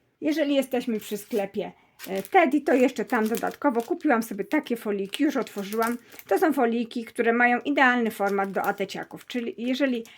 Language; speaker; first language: Polish; native; Polish